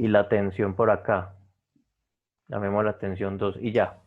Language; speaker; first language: Spanish; native; Spanish